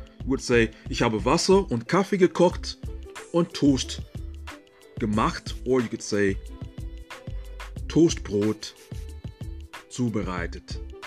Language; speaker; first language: German; non-native, fluent; English